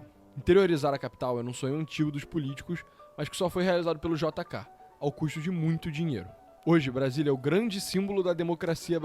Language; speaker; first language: Portuguese; native; Portuguese